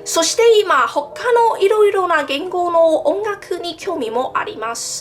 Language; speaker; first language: Japanese; non-native, learner; Min Nan Chinese